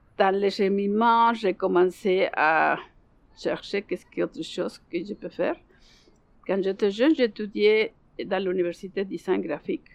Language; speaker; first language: French; non-native, learner; Spanish